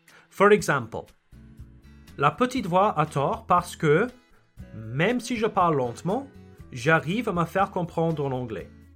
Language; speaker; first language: French; non-native, fluent; English